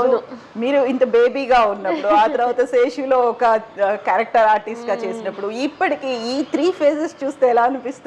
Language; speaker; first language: Telugu; native; Telugu